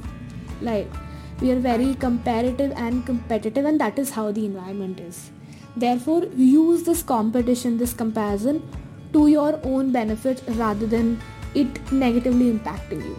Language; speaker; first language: English; non-native, local second language; Hindi